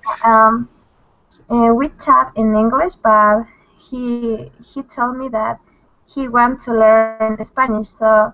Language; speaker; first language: English; non-native, learner; Spanish